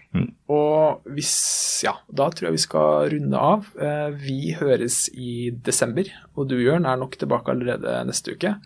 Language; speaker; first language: Norwegian; native; Norwegian